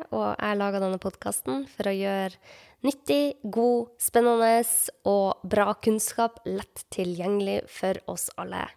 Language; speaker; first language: Norwegian; native; Norwegian